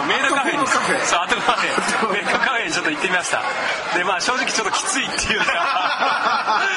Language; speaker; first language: Japanese; native; Japanese